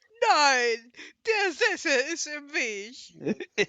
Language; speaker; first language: German; native; German